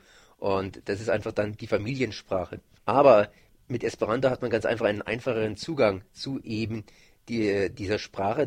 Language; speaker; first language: German; native; German